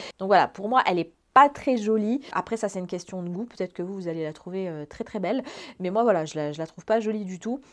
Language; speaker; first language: French; native; French